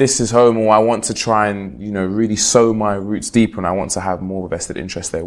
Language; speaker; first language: English; native; English